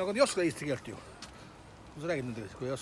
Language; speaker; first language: Estonian; native; Estonian